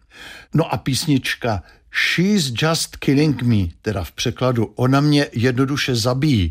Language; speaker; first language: Czech; native; Czech